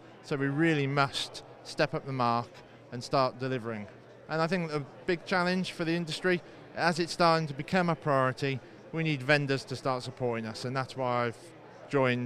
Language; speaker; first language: English; native; English